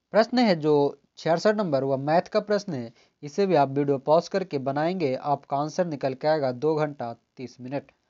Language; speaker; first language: Hindi; native; Hindi